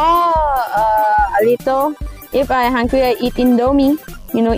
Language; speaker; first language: English; non-native, learner; Lao